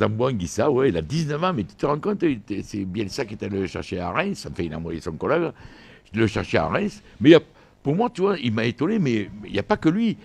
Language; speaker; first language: French; native; French